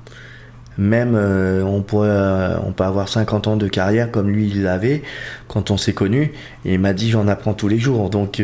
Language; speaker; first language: French; early bilingual, other home language; Portuguese